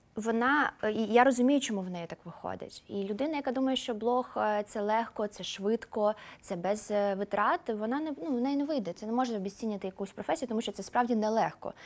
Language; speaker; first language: Ukrainian; non-native, local second language; Russian